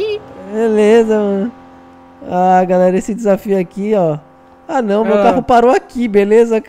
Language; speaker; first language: Portuguese; native; Portuguese